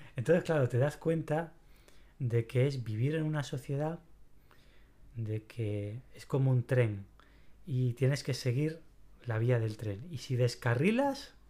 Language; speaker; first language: Spanish; native; Spanish